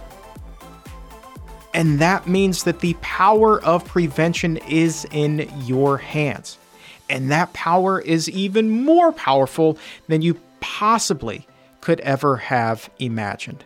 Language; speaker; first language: English; native; English